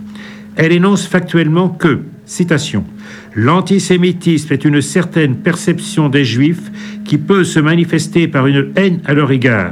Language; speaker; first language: French; native; French